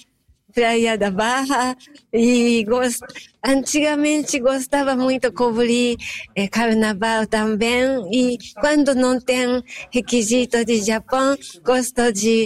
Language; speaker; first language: Portuguese; non-native, fluent; Japanese